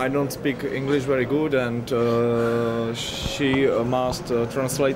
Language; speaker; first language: English; non-native, learner; Czech